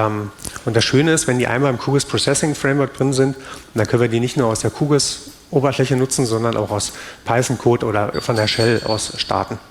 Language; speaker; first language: German; native; German